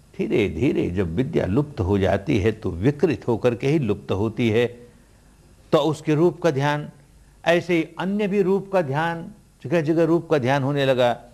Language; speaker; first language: Hindi; early bilingual, heritage; Hindi